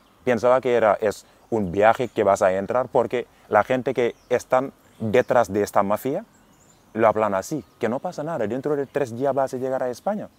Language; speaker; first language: Spanish; non-native, fluent; Wolof